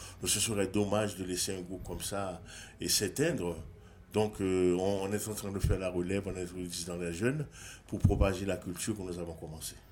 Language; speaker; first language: French; non-native, local second language; Haitian Creole